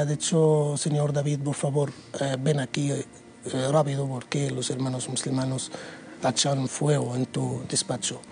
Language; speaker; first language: Spanish; non-native, learner; Arabic